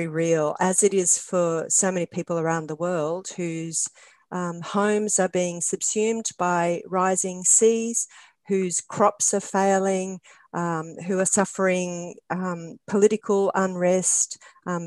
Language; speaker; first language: English; native; English